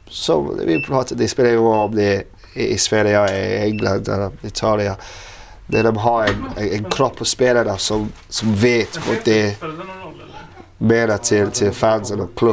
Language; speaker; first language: Swedish; non-native, learner; English